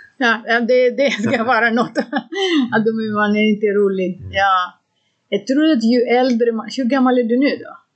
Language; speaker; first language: Swedish; non-native, fluent; Greek